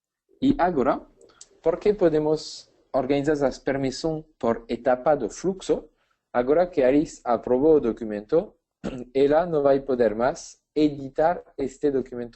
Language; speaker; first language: Portuguese; non-native, learner; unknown